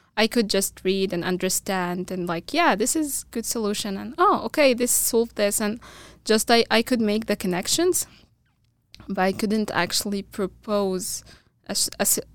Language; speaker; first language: English; non-native, fluent; Arabic